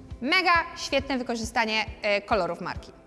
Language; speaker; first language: Polish; native; Polish